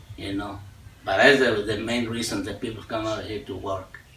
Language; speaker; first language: English; non-native, learner; Spanish